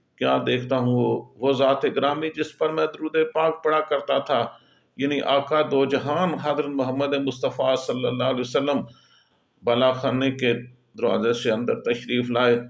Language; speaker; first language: Urdu; native; Urdu